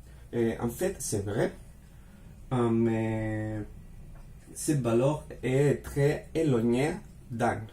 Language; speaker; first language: French; non-native, fluent; Spanish